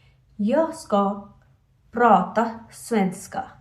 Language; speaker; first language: Swedish; non-native, fluent; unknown